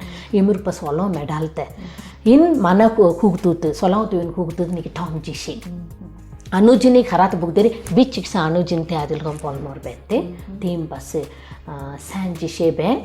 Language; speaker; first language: Mongolian; non-native, fluent; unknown